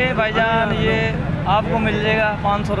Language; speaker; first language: Hindi; non-native, local second language; Saraiki